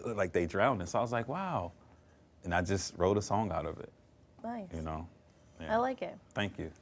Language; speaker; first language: English; native; English